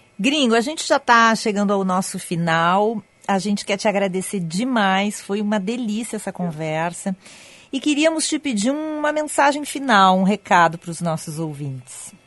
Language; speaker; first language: Portuguese; native; Portuguese